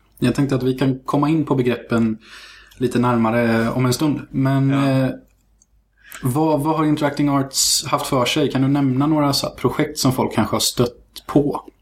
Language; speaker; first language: Swedish; native; Swedish